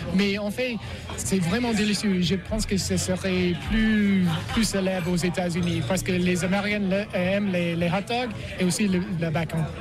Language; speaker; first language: French; non-native, learner; English